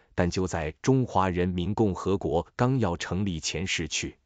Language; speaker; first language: Chinese; native; Chinese